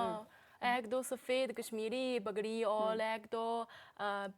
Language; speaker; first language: Hindi; non-native, learner; Chinese